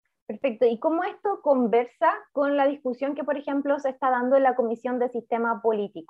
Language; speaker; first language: Spanish; native; Spanish